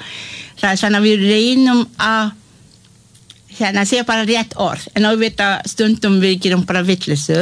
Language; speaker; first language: Icelandic; non-native, fluent; English